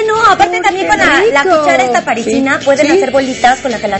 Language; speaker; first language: Spanish; native; Spanish